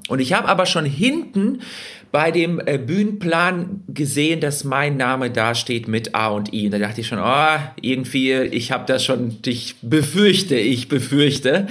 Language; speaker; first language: German; early bilingual, other home language; Russian